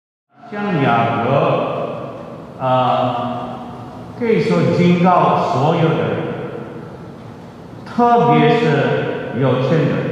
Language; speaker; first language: Chinese; non-native, fluent; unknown